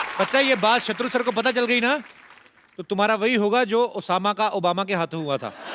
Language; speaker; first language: Hindi; non-native, local second language; Punjabi